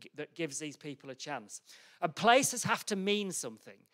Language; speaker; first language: English; native; English